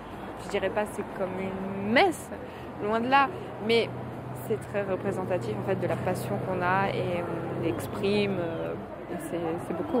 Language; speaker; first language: French; native; French